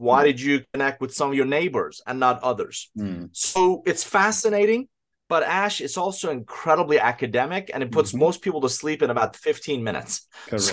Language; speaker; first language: English; non-native, fluent; Persian